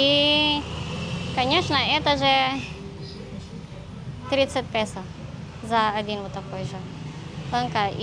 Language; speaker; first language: Russian; non-native, learner; Filipino